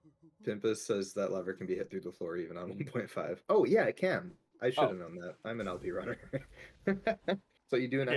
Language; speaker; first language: English; native; English